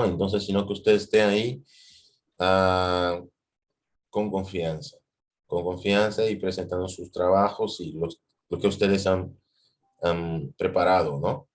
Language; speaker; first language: Spanish; non-native, fluent; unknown